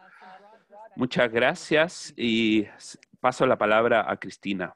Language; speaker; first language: Spanish; non-native, fluent; English